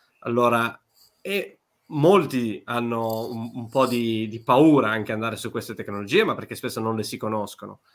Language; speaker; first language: Italian; native; Italian